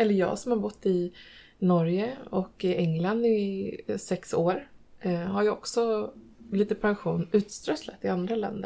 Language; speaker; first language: Swedish; native; Swedish